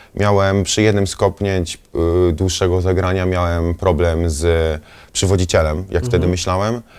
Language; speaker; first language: Polish; native; Polish